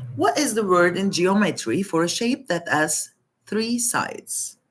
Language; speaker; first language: English; non-native, fluent; Turkish